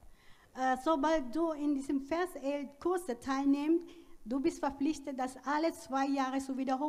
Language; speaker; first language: German; non-native, fluent; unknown